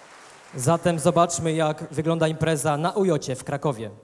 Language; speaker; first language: Polish; native; Polish